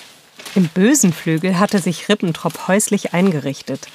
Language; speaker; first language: German; native; German